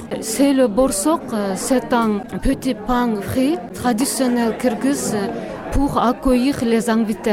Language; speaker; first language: French; non-native, learner; Kyrgyz